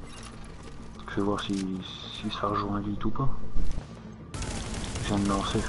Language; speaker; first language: French; native; French